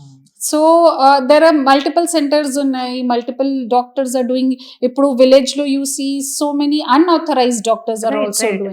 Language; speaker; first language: English; non-native, local second language; Hindi